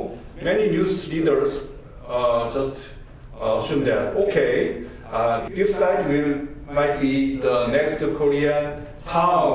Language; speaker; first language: English; non-native, learner; Korean